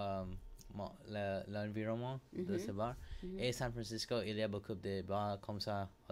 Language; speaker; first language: French; non-native, learner; English